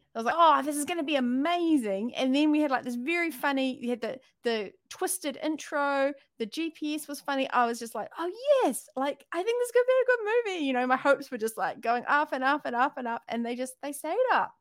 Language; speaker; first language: English; native; English